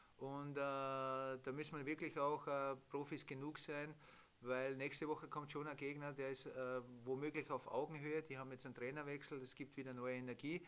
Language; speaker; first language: German; native; German